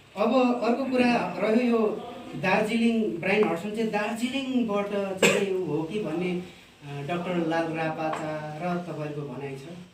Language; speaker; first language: Nepali; non-native, local second language; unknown